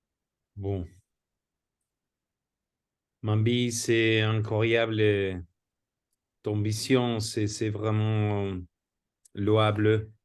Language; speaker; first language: French; non-native, fluent; Spanish